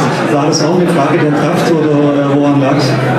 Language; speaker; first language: German; native; German